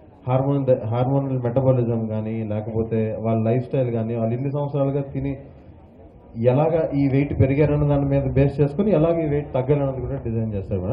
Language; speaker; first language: Telugu; native; Telugu